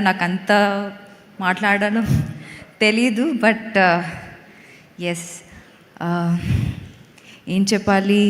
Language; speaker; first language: Telugu; non-native, local second language; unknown